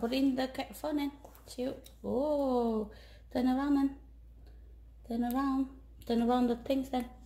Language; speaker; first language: English; non-native, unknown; Javanese